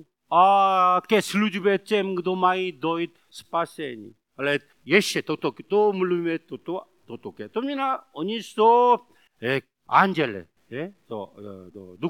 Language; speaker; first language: Czech; non-native, learner; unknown